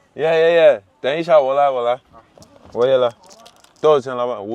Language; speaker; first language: Chinese; non-native, learner; English